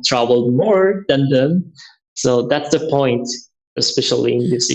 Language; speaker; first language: English; non-native, learner; Persian